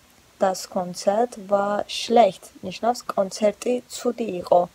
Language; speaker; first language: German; non-native, fluent; Georgian